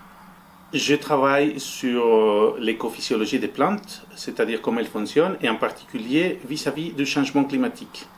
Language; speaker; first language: French; non-native, fluent; Spanish